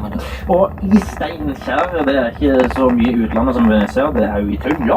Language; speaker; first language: Norwegian; native; Norwegian